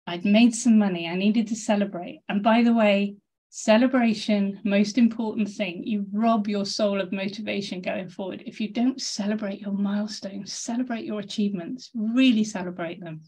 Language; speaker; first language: English; native; English